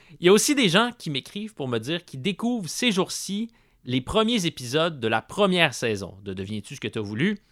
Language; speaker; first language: French; native; French